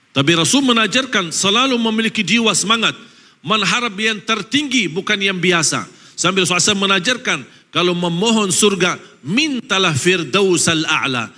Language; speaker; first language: Malay; non-native, fluent; Arabic